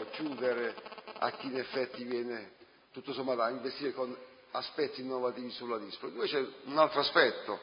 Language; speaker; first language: Italian; native; Italian